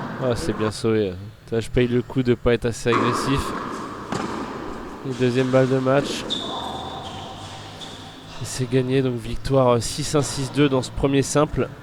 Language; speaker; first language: French; native; French